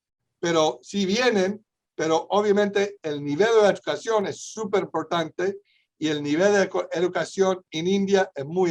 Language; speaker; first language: Spanish; non-native, fluent; English